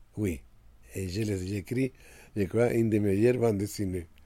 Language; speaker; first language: French; non-native, fluent; Spanish